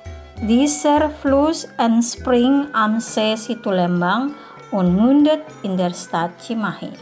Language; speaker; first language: German; non-native, fluent; Indonesian